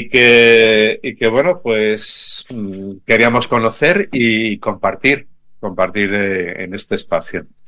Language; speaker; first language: Spanish; native; Spanish